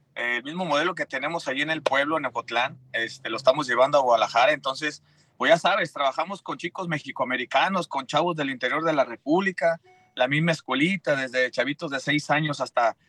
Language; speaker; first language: Spanish; native; Spanish